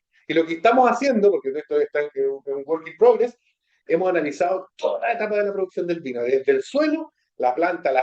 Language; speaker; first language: Spanish; native; Spanish